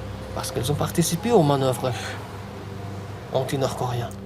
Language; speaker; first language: French; non-native, fluent; Korean